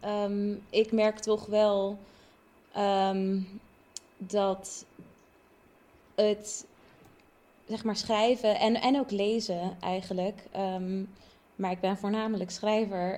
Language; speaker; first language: Dutch; non-native, local second language; Papiamento